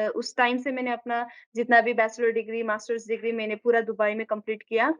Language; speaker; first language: Hindi; non-native, local second language; Nepali